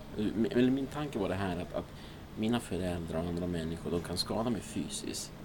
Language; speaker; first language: Swedish; early bilingual, other home language; Spanish